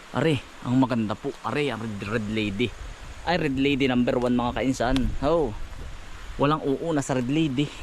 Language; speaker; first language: Filipino; native; Filipino